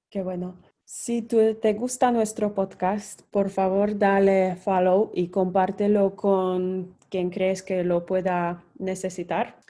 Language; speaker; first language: Spanish; non-native, fluent; Polish